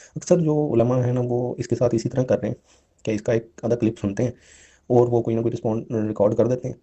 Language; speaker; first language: Urdu; non-native, local second language; Punjabi